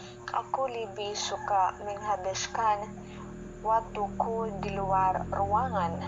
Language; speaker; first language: Indonesian; non-native, learner; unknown